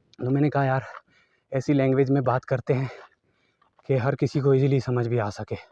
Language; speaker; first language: Urdu; non-native, local second language; Northern Hindko